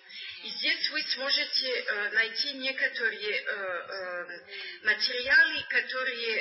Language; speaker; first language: Russian; non-native, learner; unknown